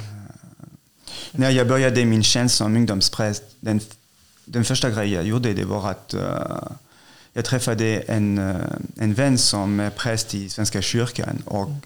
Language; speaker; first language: Swedish; non-native, fluent; French